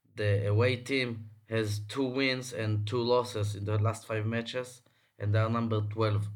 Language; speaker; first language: English; non-native, fluent; Hebrew